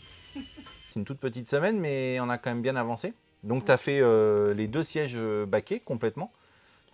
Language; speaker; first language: French; native; French